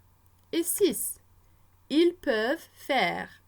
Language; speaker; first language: French; non-native, fluent; English